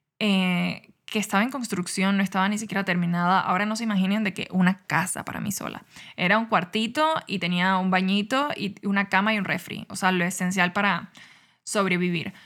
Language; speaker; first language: Spanish; native; Spanish